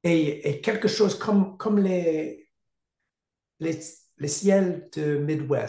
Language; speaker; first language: French; non-native, learner; English